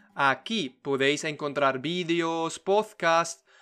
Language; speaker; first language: Spanish; non-native, fluent; German